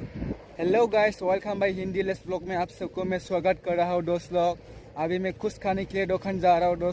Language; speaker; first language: Hindi; non-native, local second language; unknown